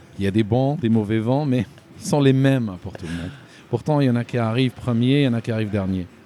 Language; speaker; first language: French; non-native, local second language; Arabic